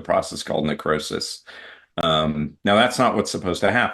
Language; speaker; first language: English; native; English